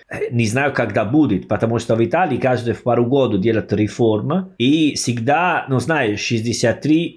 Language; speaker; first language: Russian; non-native, learner; Italian